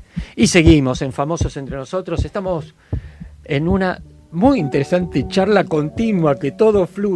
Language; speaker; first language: Spanish; native; Spanish